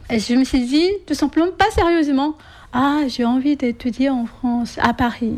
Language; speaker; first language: French; non-native, fluent; Korean